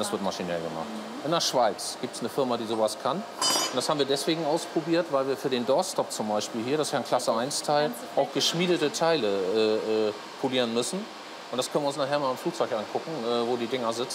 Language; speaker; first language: German; native; German